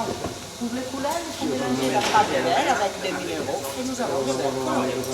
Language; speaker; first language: French; non-native, learner; Italian